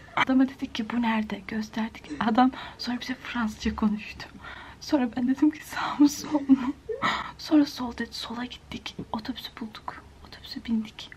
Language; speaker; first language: Turkish; native; Turkish